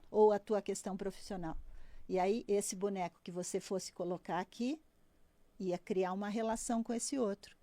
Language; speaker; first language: Portuguese; native; Portuguese